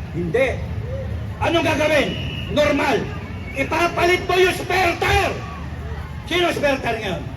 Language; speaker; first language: Filipino; non-native, local second language; Cebuano